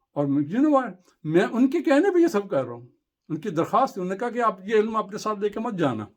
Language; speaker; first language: Urdu; native; Urdu